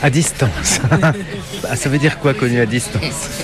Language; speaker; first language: French; native; French